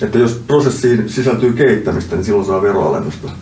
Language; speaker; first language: Finnish; native; Finnish